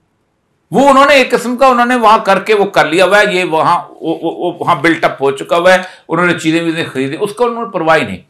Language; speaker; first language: Urdu; native; Urdu